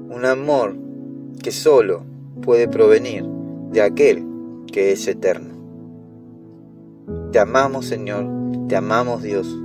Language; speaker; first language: Spanish; native; Spanish